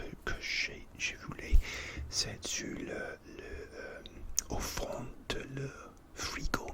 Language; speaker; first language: French; non-native, learner; English